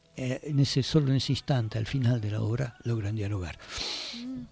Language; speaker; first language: Spanish; native; Spanish